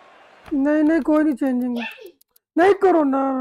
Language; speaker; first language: Hindi; native; Hindi